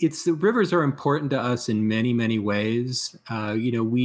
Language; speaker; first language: English; native; English